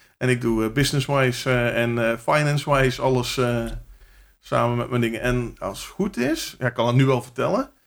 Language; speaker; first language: Dutch; native; Dutch